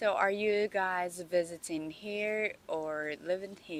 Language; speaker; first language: English; non-native, fluent; Japanese